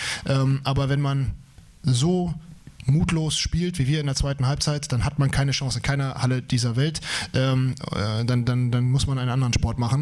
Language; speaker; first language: German; native; German